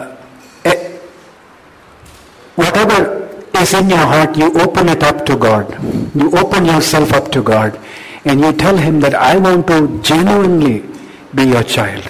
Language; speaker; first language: English; non-native, local second language; Malayalam